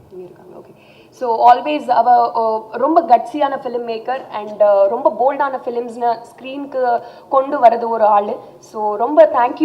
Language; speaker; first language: Tamil; non-native, learner; Telugu